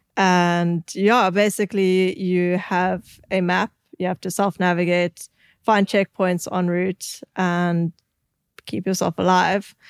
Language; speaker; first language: English; native; English